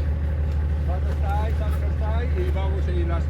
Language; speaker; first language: Spanish; native; Spanish